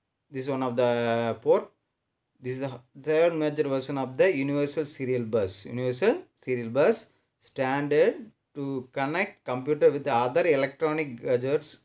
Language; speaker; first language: English; non-native, local second language; Tamil